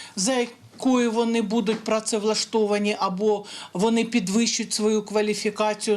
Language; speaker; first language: Ukrainian; native; Ukrainian